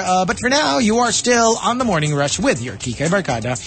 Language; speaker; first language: English; non-native, local second language; Filipino